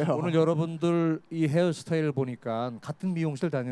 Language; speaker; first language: Korean; native; Korean